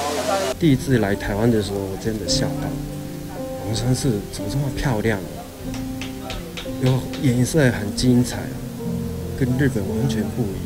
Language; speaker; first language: Chinese; non-native, fluent; Japanese